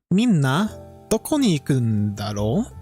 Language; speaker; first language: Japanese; non-native, learner; English